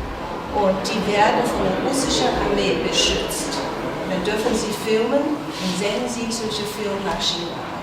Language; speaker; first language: German; non-native, fluent; Chinese